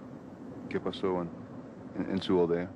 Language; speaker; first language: Spanish; non-native, fluent; English